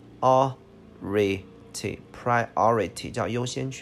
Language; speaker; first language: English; non-native, fluent; Chinese